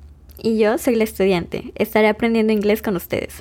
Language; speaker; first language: Spanish; native; Spanish